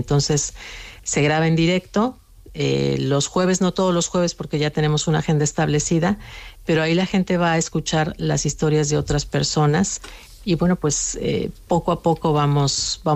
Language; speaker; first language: Spanish; native; Spanish